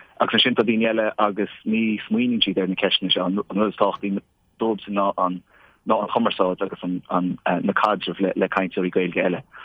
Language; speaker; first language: Irish; native; Irish